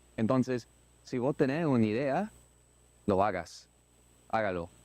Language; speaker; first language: Spanish; non-native, learner; English